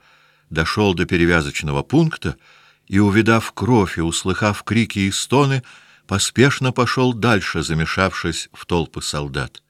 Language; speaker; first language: Russian; native; Russian